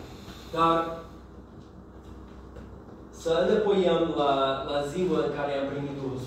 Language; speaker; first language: Romanian; non-native, learner; English